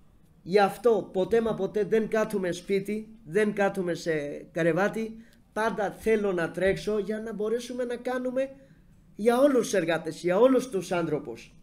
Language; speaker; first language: Greek; non-native, fluent; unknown